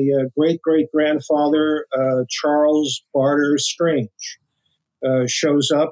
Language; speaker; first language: English; native; English